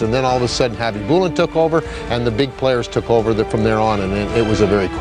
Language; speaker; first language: English; native; English